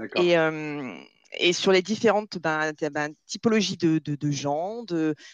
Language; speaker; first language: French; native; French